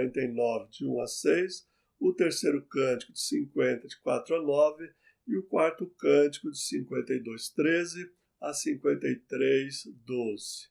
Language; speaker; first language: Portuguese; native; Portuguese